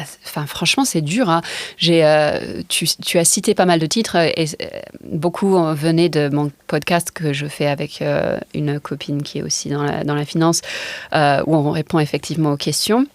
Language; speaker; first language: French; non-native, fluent; English